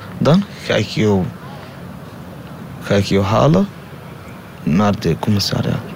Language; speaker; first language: Dutch; non-native, learner; Somali